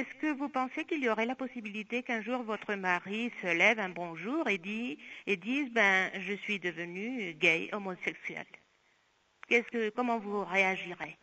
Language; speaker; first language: French; non-native, fluent; Spanish